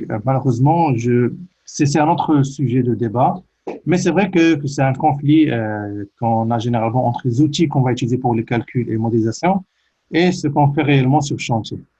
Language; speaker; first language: French; native; French